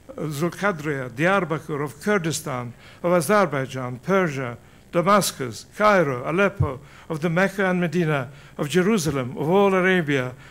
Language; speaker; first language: English; non-native, fluent; Turkish